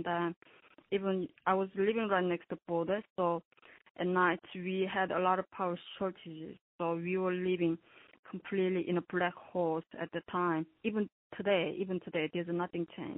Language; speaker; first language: English; non-native, fluent; Korean